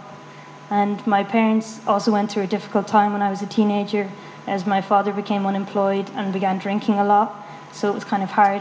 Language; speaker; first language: English; native; English